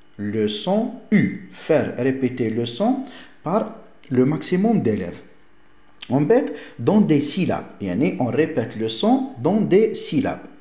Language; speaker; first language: French; non-native, local second language; Arabic